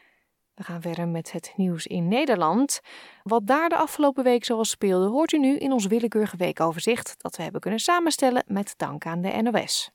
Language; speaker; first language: Dutch; native; Dutch